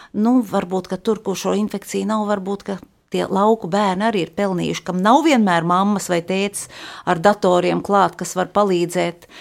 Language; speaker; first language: Latvian; native; Latvian